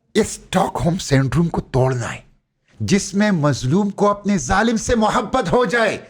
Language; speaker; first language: Urdu; non-native, local second language; Pashto